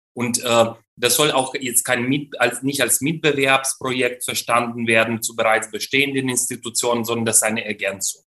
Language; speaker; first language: German; non-native, fluent; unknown